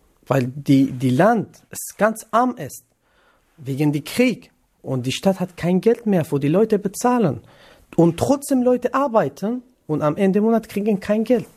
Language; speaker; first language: German; non-native, learner; Kurdish